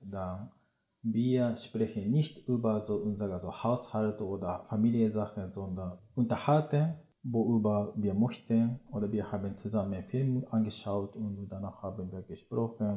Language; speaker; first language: German; non-native, learner; Japanese